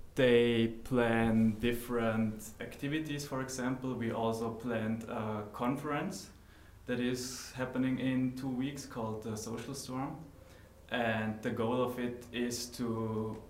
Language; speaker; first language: English; non-native, fluent; German